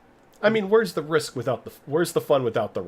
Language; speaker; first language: English; native; English